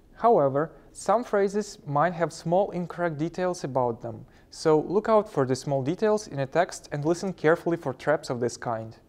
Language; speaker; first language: English; non-native, fluent; Ukrainian